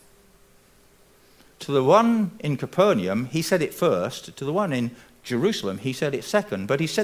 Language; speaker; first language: English; native; English